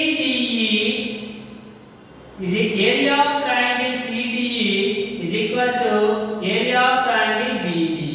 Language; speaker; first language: English; non-native, local second language; Telugu